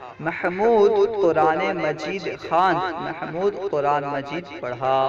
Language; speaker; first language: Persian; non-native, fluent; Urdu